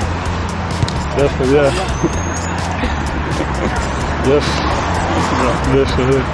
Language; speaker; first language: Greek; native; Greek